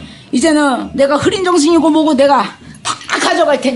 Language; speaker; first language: Korean; native; Korean